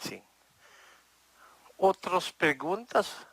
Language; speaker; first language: Portuguese; non-native, learner; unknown